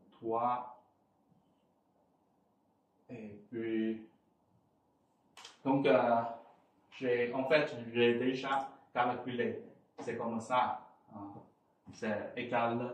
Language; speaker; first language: French; non-native, fluent; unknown